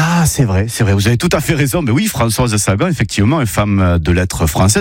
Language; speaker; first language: French; native; French